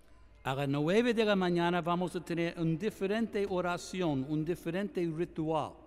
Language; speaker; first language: Spanish; non-native, fluent; English